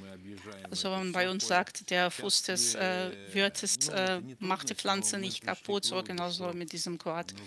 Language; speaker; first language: German; non-native, fluent; Russian